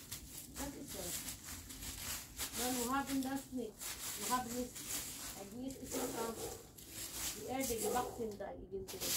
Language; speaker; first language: German; non-native, learner; Filipino